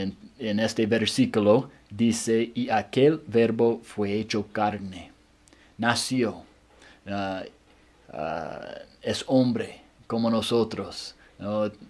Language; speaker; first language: Spanish; non-native, fluent; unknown